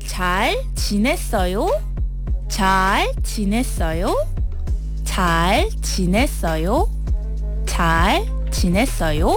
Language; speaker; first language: Korean; non-native, learner; Malay